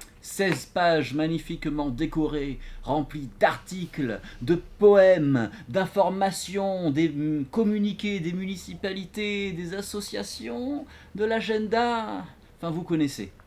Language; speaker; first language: French; native; French